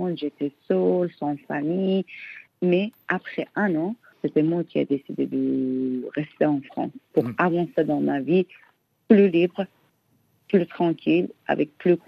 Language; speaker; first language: French; non-native, learner; Persian